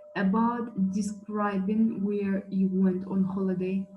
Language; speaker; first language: English; non-native, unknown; Kazakh